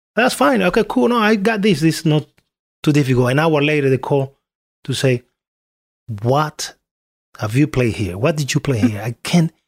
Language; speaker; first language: English; non-native, fluent; Spanish